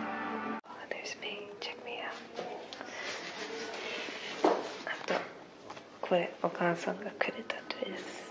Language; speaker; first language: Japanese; non-native, fluent; English